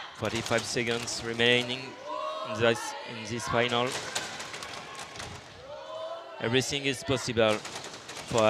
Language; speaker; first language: English; non-native, learner; French